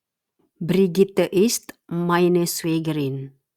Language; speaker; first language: German; non-native, fluent; Indonesian